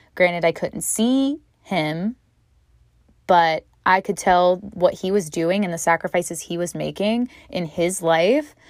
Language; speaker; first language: English; native; English